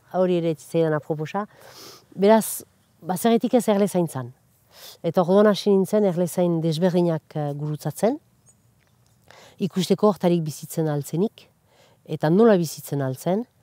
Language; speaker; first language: Basque; native; Basque